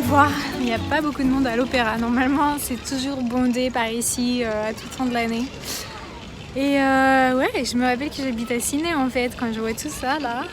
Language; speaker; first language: French; native; French